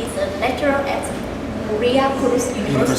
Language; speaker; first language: English; non-native, fluent; Vietnamese